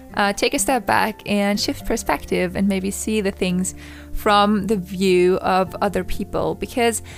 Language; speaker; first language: English; non-native, fluent; German